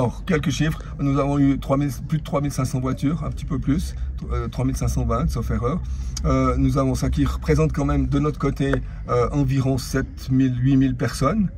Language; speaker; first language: French; native; French